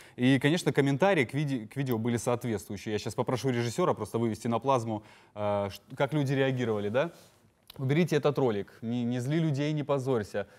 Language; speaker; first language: Russian; native; Russian